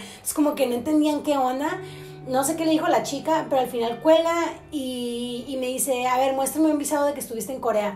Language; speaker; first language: Spanish; native; Spanish